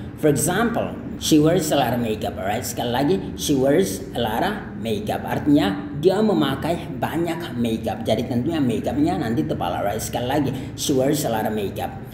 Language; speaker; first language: English; non-native, fluent; Indonesian